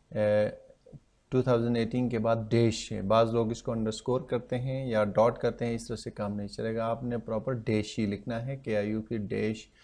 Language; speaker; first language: Urdu; non-native, local second language; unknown